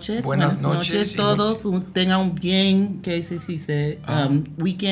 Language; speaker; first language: Spanish; early bilingual, heritage; Spanish